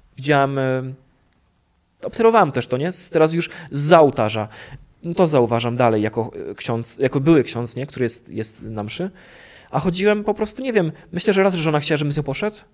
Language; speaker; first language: Polish; native; Polish